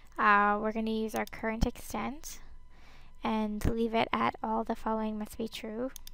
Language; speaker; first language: English; native; English